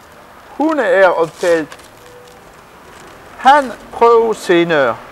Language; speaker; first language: Danish; non-native, learner; French